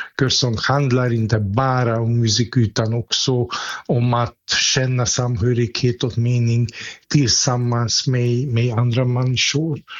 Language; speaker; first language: Swedish; non-native, fluent; Hungarian